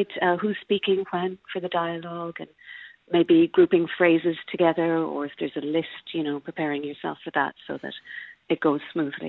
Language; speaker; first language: English; native; English